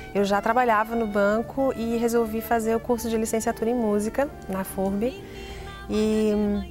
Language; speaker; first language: Portuguese; native; Portuguese